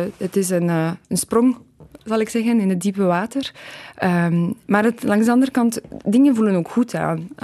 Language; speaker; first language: Dutch; early bilingual, other home language; Polish